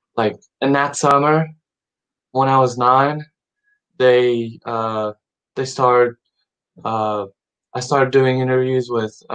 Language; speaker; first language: English; early bilingual, other home language; Latvian